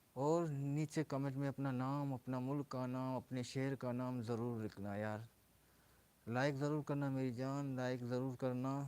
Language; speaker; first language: Urdu; non-native, local second language; Baluchi